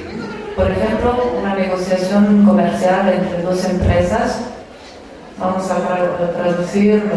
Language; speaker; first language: Spanish; non-native, fluent; Romanian